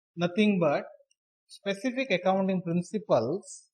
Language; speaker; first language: English; non-native, local second language; Kannada